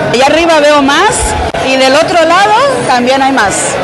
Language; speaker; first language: Spanish; native; Spanish